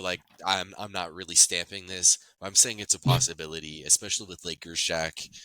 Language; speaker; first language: English; native; English